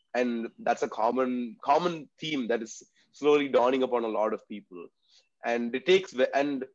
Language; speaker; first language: English; non-native, local second language; Tamil